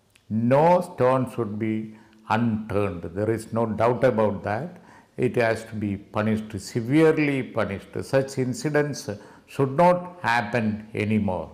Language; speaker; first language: English; non-native, local second language; Malayalam